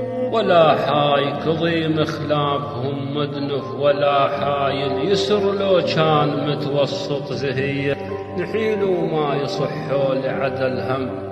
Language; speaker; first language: Arabic; native; Arabic